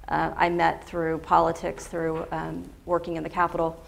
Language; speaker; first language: English; native; English